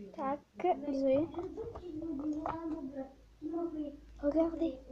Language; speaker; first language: French; native; French